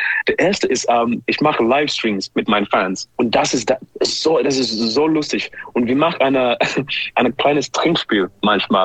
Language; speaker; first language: German; non-native, learner; English